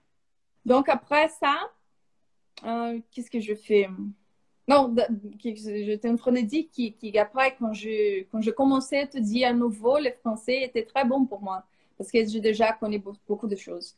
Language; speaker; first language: French; non-native, fluent; Portuguese